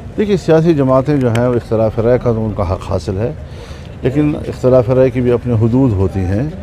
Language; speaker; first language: Urdu; non-native, local second language; Pashto